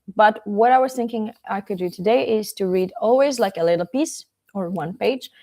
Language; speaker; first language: English; non-native, fluent; Czech